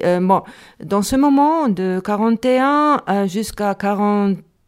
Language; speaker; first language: French; non-native, learner; Spanish